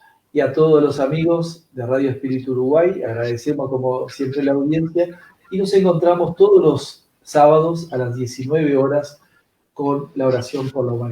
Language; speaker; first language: Spanish; native; Spanish